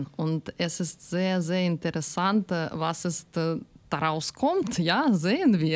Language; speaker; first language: German; non-native, learner; Ukrainian